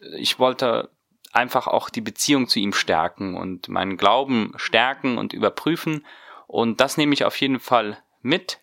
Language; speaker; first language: German; early bilingual, heritage; German